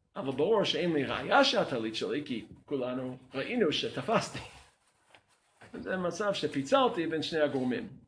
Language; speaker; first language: Hebrew; non-native, fluent; English